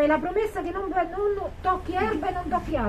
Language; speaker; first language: Italian; native; Italian